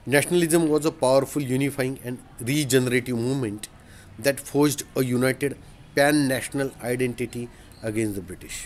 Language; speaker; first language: English; non-native, local second language; Marathi